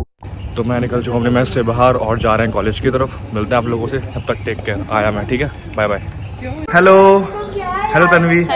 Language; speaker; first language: Hindi; native; Hindi